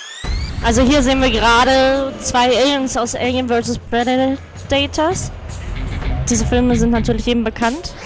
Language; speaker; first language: German; native; German